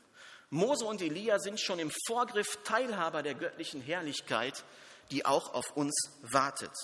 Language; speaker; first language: German; native; German